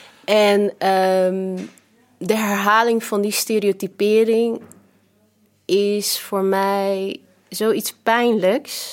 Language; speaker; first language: Dutch; early bilingual, other home language; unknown